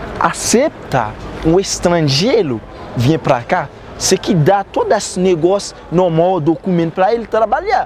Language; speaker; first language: Portuguese; non-native, learner; Haitian Creole